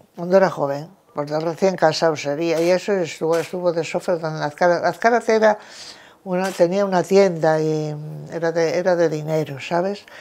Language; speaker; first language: Spanish; native; Spanish